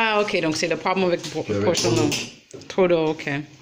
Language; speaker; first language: French; non-native, learner; English